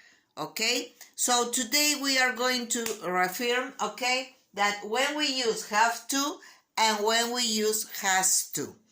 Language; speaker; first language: English; non-native, learner; Spanish